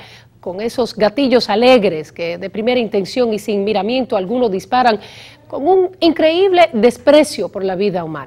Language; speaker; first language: Spanish; native; Spanish